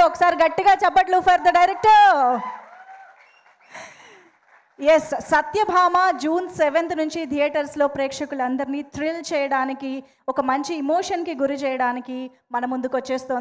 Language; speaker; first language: Telugu; native; Telugu